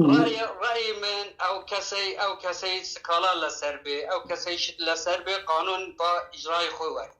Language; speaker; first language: Central Kurdish; non-native, local second language; Kurdish